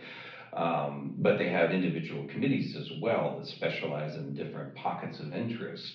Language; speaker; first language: English; native; English